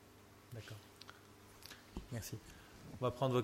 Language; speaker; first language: French; native; French